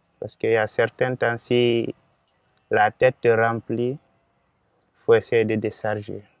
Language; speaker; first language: French; non-native, local second language; Fula